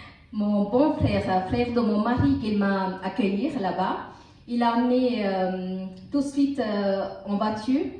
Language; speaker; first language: French; non-native, learner; Tamil